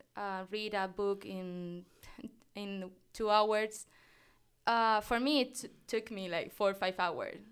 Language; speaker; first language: English; non-native, fluent; Spanish